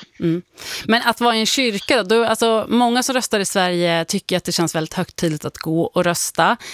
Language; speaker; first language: Swedish; native; Swedish